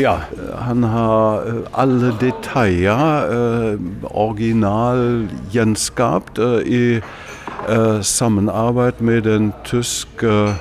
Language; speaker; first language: Norwegian; non-native, fluent; German